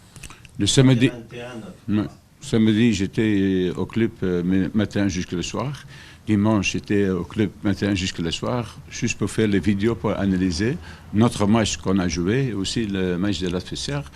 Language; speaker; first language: French; non-native, fluent; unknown